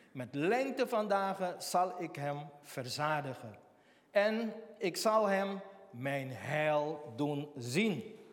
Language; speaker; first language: Dutch; native; Dutch